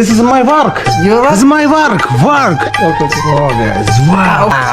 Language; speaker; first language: English; non-native, learner; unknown